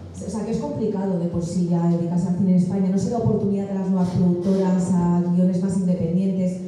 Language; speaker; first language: Spanish; native; Spanish